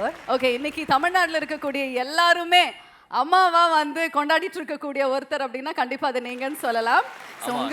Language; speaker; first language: Tamil; native; Tamil